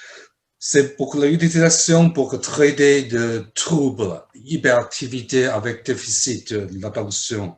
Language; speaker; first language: French; non-native, fluent; Chinese